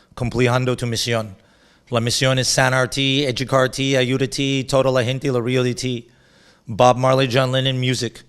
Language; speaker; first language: Spanish; non-native, learner; English